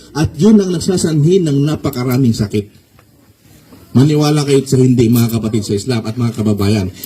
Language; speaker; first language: Filipino; non-native, local second language; Waray